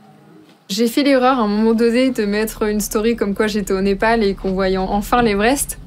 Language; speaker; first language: French; native; French